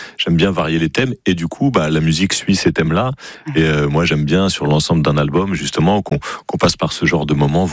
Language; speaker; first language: French; native; French